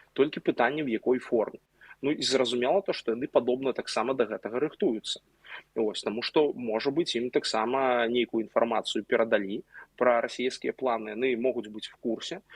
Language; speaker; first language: Belarusian; non-native, local second language; Russian